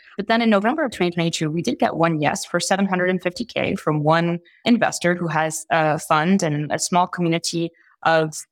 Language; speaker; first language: English; early bilingual, heritage; Italian